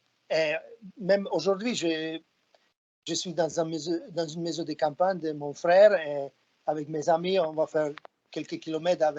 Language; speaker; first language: French; non-native, fluent; Slovak